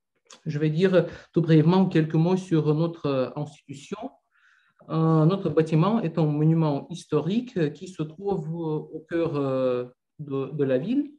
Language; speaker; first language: French; non-native, fluent; Russian